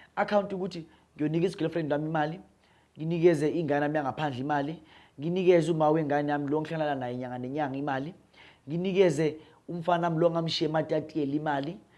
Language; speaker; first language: Zulu; non-native, local second language; Northern Sotho